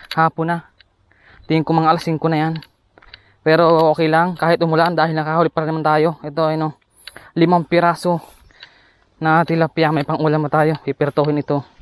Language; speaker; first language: Filipino; non-native, local second language; Bikol